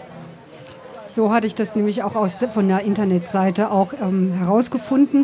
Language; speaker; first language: German; early bilingual, other home language; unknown